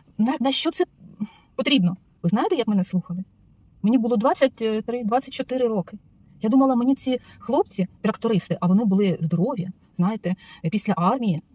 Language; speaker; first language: Ukrainian; non-native, local second language; Russian